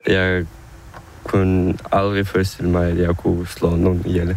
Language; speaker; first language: Danish; non-native, fluent; Ukrainian